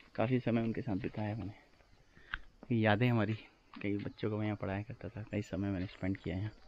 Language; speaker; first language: Hindi; native; Hindi